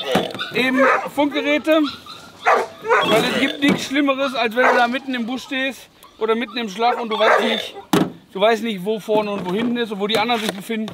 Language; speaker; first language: German; native; German